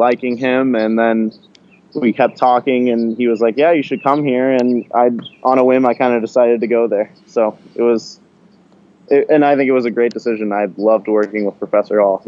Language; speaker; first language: English; native; English